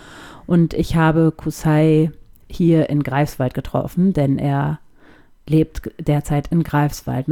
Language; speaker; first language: German; native; German